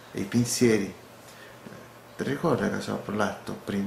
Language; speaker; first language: Italian; non-native, learner; Portuguese